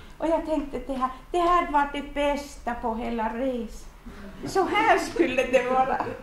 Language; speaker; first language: Swedish; early bilingual, heritage; Finnish